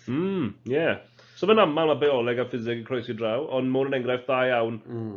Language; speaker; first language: Welsh; native; Welsh